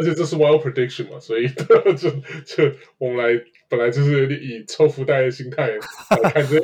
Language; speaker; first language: Chinese; native; Chinese